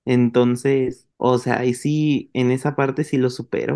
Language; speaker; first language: Spanish; native; Spanish